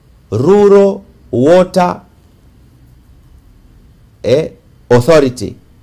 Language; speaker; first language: English; non-native, local second language; Swahili